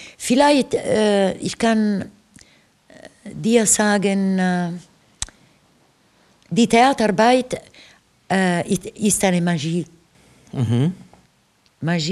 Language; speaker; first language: German; non-native, fluent; Italian